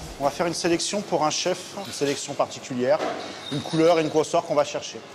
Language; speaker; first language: French; native; French